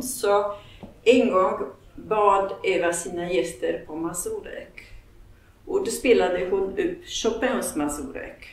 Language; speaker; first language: Swedish; non-native, fluent; Polish